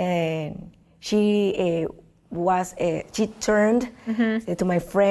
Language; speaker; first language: English; non-native, learner; Spanish